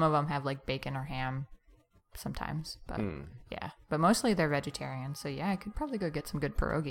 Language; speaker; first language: English; native; English